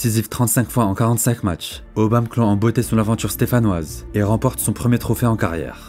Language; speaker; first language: French; native; French